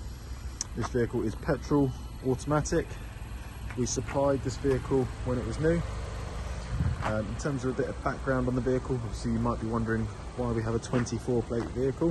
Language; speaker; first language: English; native; English